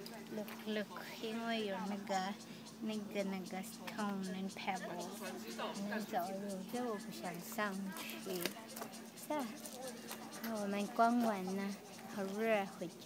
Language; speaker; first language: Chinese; non-native, learner; Filipino